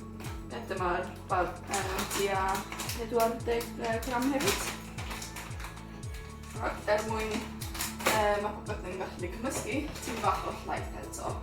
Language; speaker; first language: Welsh; non-native, learner; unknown